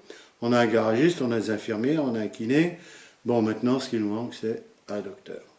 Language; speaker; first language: French; native; French